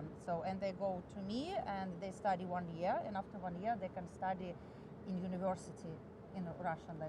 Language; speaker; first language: English; non-native, fluent; Russian